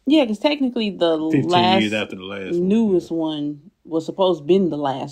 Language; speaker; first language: English; native; English